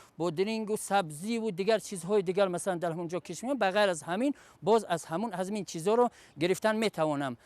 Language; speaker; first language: Tajik; non-native, local second language; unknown